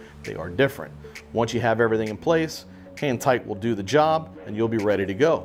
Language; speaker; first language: English; native; English